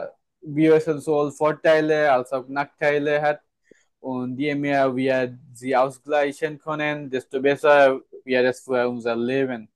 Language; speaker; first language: German; non-native, fluent; Bangla